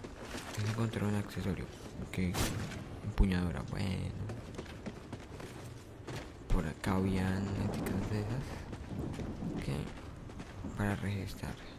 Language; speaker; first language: Spanish; native; Spanish